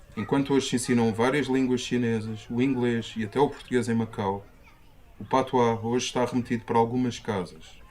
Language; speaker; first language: Portuguese; native; Portuguese